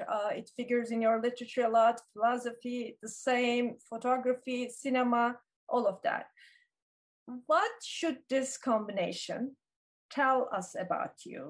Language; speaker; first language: English; non-native, fluent; Turkish